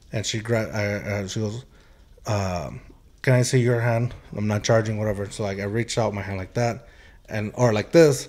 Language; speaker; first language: English; early bilingual, heritage; Spanish